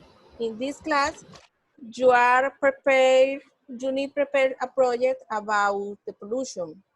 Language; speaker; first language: English; non-native, learner; Spanish